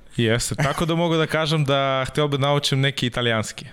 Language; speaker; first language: Serbian; non-native, learner; Russian